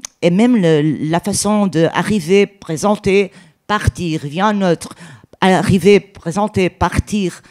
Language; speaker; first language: French; non-native, learner; Portuguese